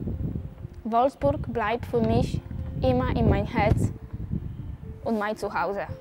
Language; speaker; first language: German; non-native, fluent; Polish